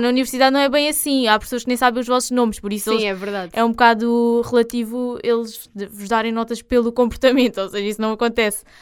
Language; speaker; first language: Portuguese; native; Portuguese